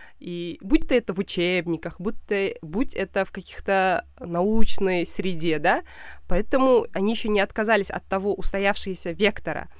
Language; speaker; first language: Russian; non-native, local second language; Kazakh